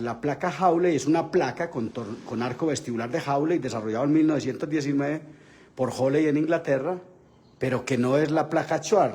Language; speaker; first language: Spanish; native; Spanish